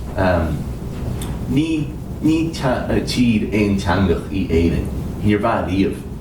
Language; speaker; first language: Irish; native; Irish